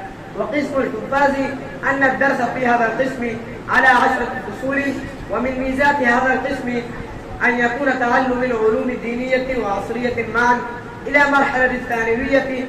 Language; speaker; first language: Arabic; non-native, learner; Urdu